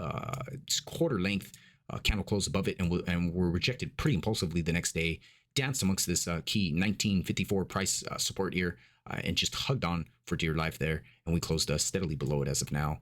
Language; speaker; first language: English; native; English